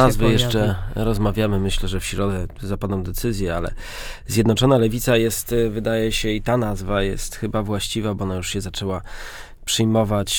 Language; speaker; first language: Polish; native; Polish